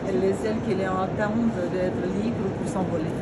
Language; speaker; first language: French; non-native, fluent; Romanian